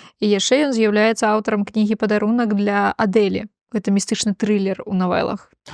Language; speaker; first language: Belarusian; non-native, local second language; Russian